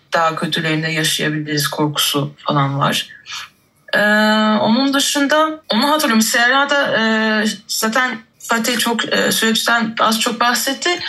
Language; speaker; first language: Turkish; early bilingual, heritage; Turkish